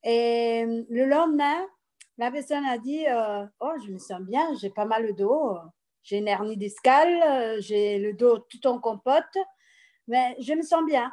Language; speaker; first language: French; non-native, fluent; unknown